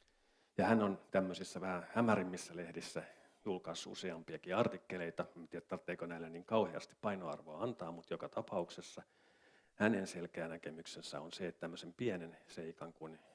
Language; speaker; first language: Finnish; native; Finnish